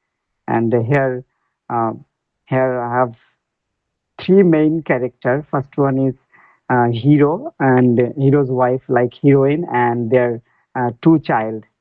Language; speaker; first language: English; non-native, learner; Bangla